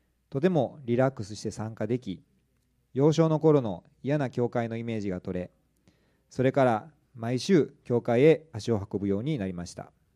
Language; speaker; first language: Japanese; native; Japanese